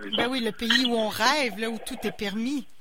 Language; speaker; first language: French; native; French